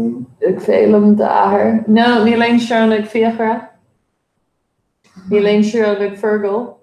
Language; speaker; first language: Irish; non-native, fluent; English